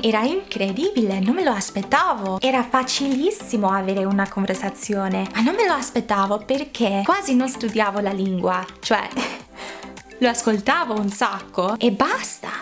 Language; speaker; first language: Italian; non-native, fluent; English